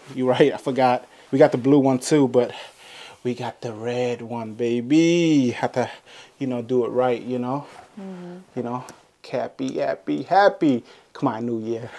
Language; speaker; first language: English; native; English